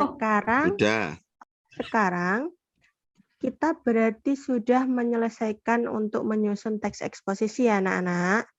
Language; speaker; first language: Indonesian; native; Indonesian